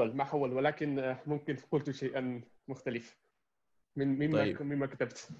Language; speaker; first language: Arabic; non-native, learner; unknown